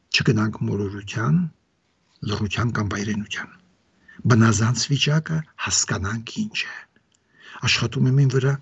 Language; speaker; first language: Armenian; native; Armenian